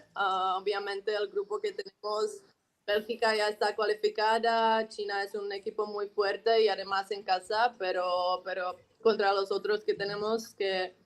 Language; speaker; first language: Spanish; non-native, fluent; Czech